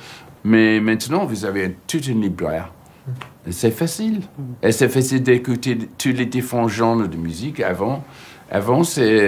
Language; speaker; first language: French; non-native, fluent; English